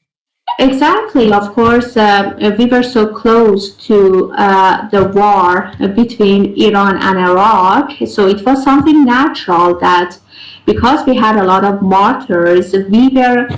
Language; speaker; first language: English; non-native, fluent; Persian